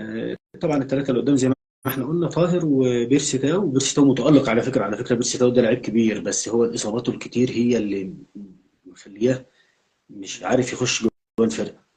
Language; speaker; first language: Arabic; native; Arabic